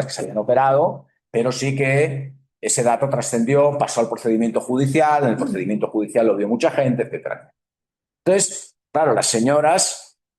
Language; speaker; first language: Spanish; native; Spanish